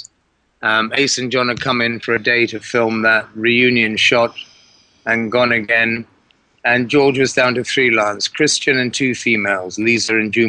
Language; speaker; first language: English; native; English